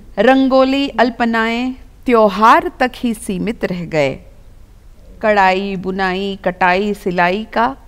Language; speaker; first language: Hindi; non-native, local second language; Telugu